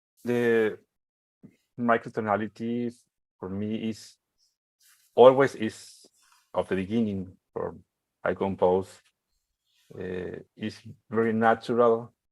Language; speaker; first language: English; non-native, learner; Spanish